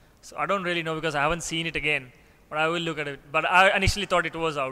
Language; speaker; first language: English; non-native, local second language; Urdu